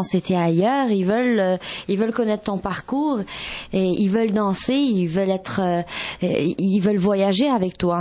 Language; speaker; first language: French; non-native, local second language; Arabic